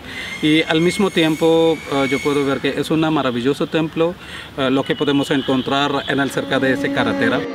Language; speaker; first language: Spanish; non-native, learner; Malayalam